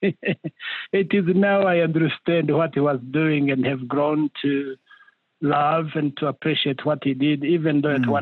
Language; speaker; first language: English; non-native, local second language; Kinyarwanda